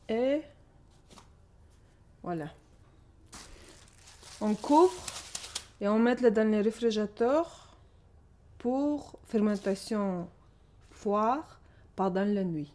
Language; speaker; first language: French; non-native, learner; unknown